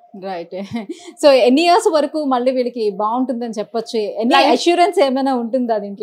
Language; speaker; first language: Telugu; native; Telugu